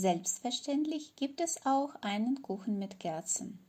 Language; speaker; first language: German; non-native, fluent; Ukrainian